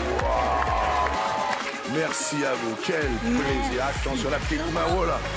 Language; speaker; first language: French; native; French